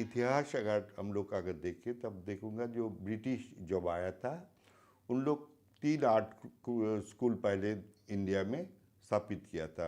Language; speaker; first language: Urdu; non-native, local second language; Bangla